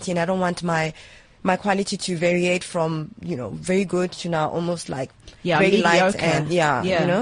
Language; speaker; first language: English; non-native, local second language; Zulu